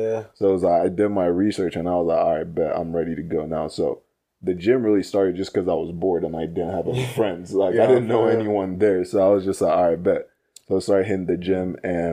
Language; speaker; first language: English; native; English